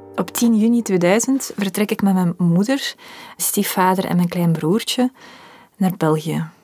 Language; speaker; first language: Dutch; early bilingual, other home language; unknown